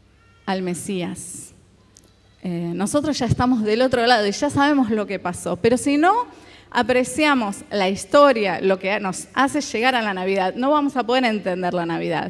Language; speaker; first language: Spanish; native; Spanish